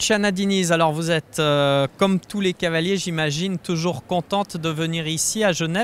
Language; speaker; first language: French; native; French